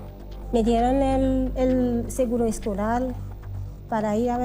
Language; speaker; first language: Spanish; non-native, learner; Haitian Creole